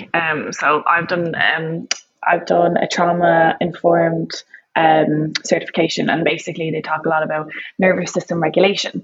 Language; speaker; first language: English; native; English